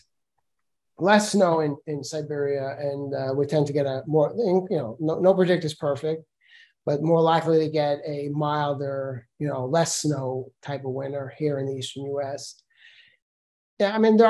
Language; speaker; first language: English; native; English